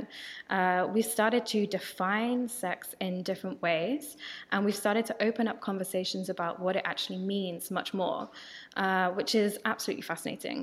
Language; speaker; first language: English; native; English